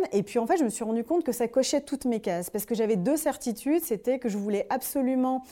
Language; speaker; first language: French; native; French